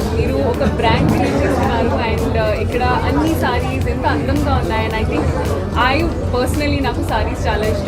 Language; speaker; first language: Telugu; non-native, learner; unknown